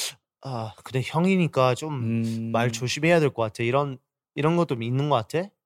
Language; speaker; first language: Korean; early bilingual, heritage; Korean